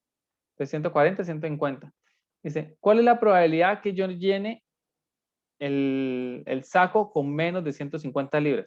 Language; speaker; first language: Spanish; native; Spanish